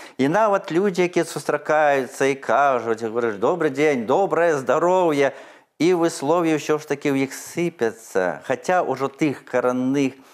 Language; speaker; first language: Belarusian; native; Belarusian